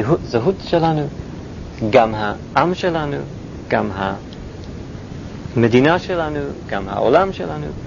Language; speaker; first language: Hebrew; non-native, fluent; English